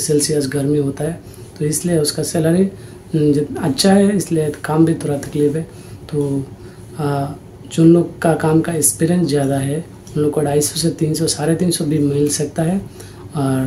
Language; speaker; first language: Hindi; non-native, fluent; Bangla